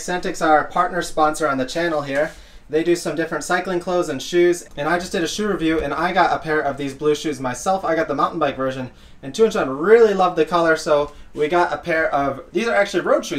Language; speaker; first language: English; native; English